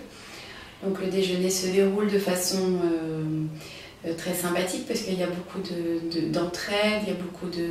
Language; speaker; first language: French; native; French